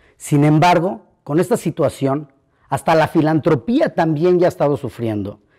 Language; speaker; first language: Spanish; native; Spanish